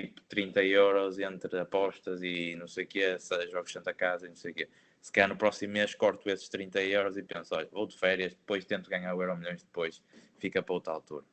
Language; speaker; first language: Portuguese; native; Portuguese